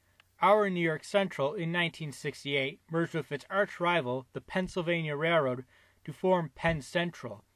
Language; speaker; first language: English; native; English